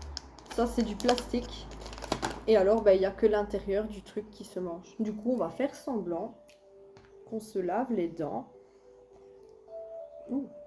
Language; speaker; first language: French; native; French